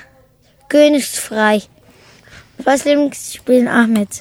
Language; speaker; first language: German; non-native, learner; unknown